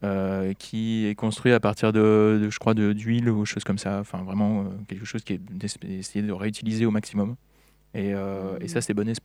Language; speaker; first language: French; native; French